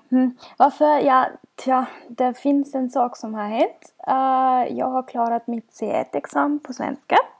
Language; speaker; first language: Swedish; non-native, fluent; German